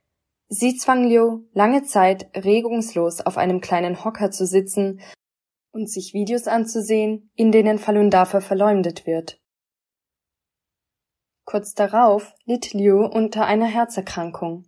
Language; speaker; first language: German; native; German